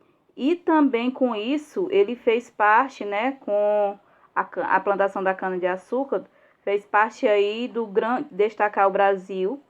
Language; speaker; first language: Portuguese; native; Portuguese